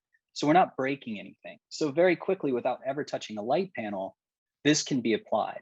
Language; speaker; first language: English; native; English